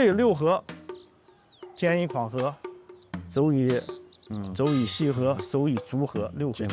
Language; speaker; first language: Chinese; native; Chinese